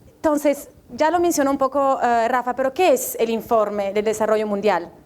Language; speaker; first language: Spanish; non-native, fluent; Italian